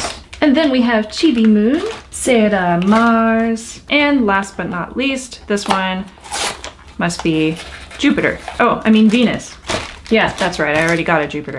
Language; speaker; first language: English; native; English